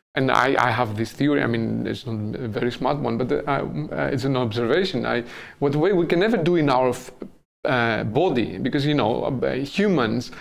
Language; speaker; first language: English; non-native, fluent; Greek